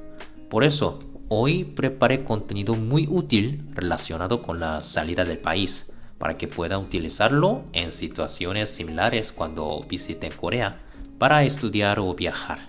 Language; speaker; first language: Spanish; non-native, fluent; Korean